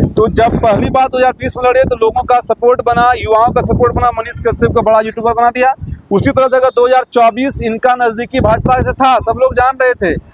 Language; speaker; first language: Hindi; native; Hindi